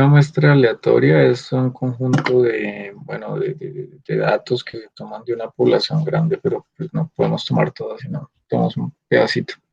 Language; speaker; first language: Spanish; native; Spanish